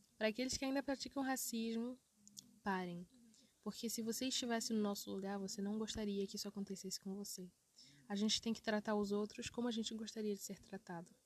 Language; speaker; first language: Portuguese; early bilingual, other home language; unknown